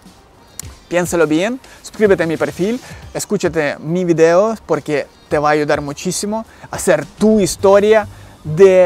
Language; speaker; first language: Spanish; non-native, learner; Ukrainian